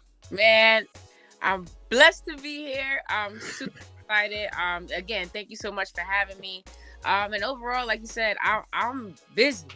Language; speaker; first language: English; early bilingual, other home language; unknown